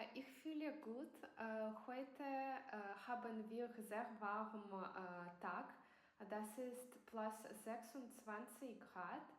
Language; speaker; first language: German; non-native, learner; Russian